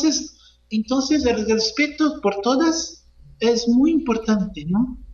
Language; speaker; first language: Spanish; non-native, fluent; Portuguese